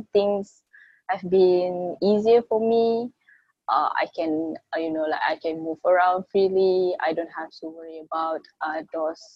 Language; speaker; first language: English; non-native, local second language; Malay